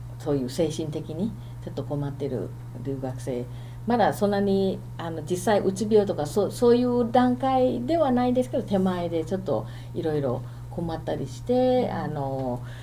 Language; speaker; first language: Japanese; non-native, fluent; Thai